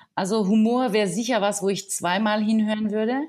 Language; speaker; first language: German; non-native, fluent; French